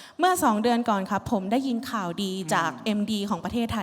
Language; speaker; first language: Thai; native; Thai